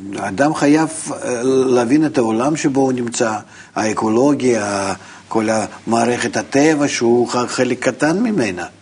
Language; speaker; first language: Hebrew; non-native, fluent; Russian